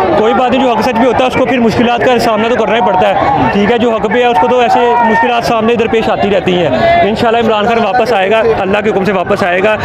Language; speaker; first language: Urdu; non-native, local second language; Punjabi